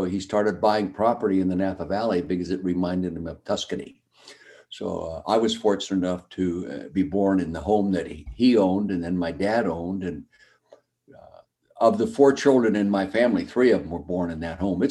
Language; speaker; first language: English; native; English